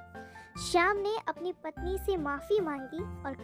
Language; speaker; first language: Hindi; native; Hindi